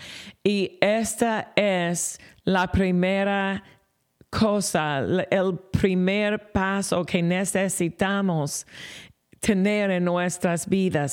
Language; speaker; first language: Spanish; non-native, fluent; English